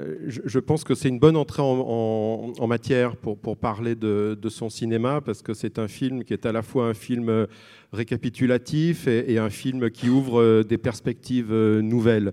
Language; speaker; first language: French; native; French